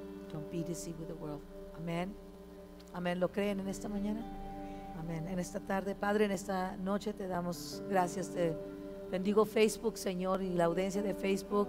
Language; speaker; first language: Spanish; early bilingual, heritage; Spanish